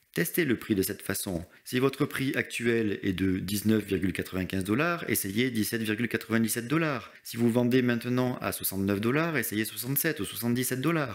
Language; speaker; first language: French; native; French